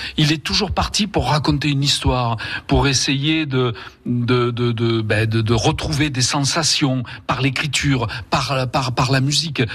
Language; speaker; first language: French; early bilingual, other home language; Spanish